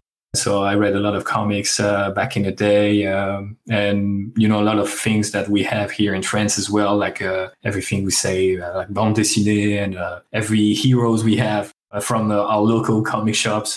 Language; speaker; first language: English; non-native, fluent; French